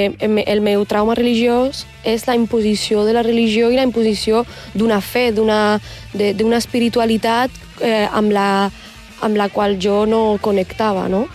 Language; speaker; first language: Catalan; early bilingual, other home language; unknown